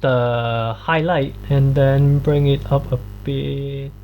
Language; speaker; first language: English; non-native, fluent; Cantonese